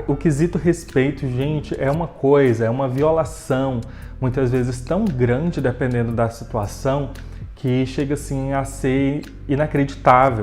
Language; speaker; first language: Portuguese; native; Portuguese